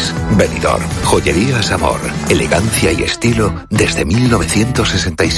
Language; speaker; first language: Spanish; native; Spanish